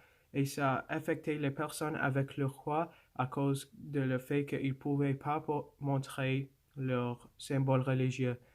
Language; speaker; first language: French; non-native, local second language; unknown